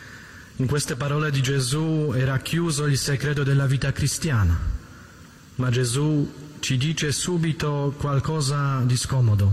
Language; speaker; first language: Italian; native; Italian